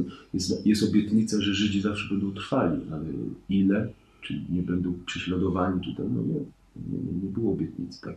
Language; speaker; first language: Polish; native; Polish